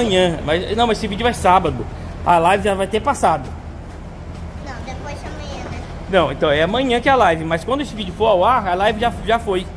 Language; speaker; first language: Portuguese; native; Portuguese